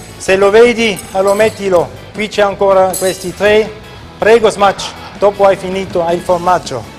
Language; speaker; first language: Italian; non-native, local second language; German